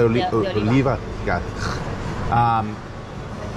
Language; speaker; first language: Spanish; native; Spanish